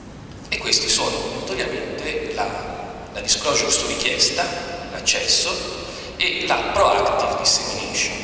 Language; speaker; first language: Italian; native; Italian